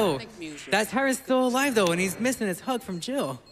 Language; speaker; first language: English; native; English